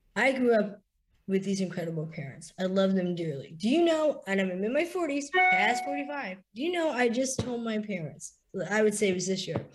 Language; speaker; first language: English; native; English